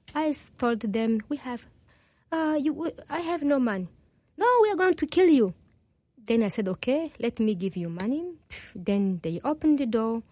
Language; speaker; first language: English; non-native, learner; Kinyarwanda